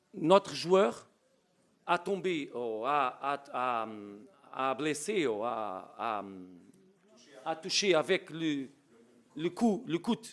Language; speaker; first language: French; non-native, learner; Portuguese